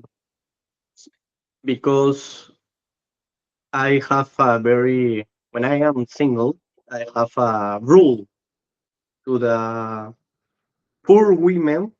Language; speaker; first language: English; non-native, learner; Spanish